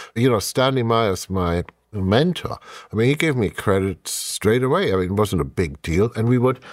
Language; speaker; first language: English; non-native, fluent; German